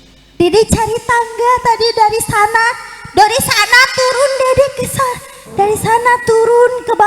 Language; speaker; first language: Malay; non-native, local second language; Sundanese